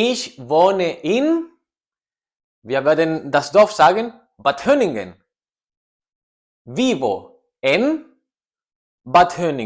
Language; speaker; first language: German; non-native, learner; Spanish